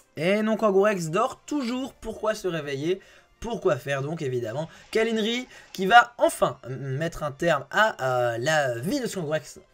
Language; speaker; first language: French; native; French